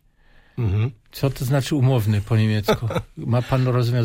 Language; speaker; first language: Polish; non-native, fluent; German